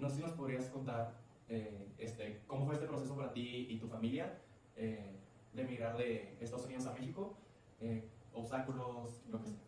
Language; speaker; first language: Spanish; native; Spanish